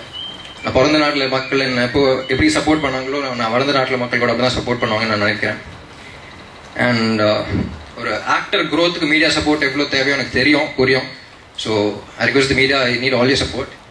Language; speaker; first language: Tamil; non-native, local second language; Telugu